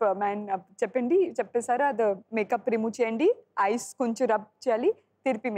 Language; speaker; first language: Telugu; non-native, learner; Sindhi